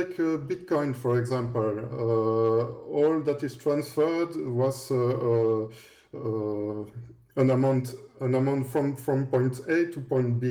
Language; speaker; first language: English; non-native, fluent; French